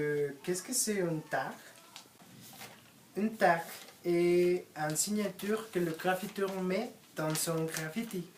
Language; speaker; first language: French; non-native, learner; Spanish